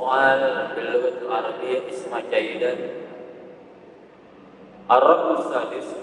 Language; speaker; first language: Arabic; non-native, fluent; Indonesian